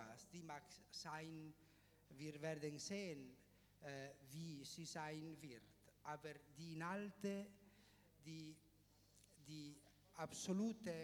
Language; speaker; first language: German; non-native, fluent; Italian